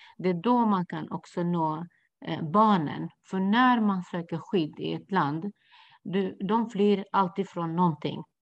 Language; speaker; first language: Swedish; non-native, fluent; Kurdish